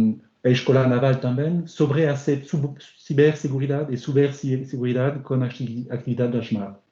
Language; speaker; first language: Portuguese; non-native, learner; French